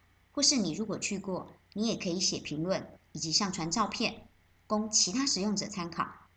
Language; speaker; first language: Chinese; native; Chinese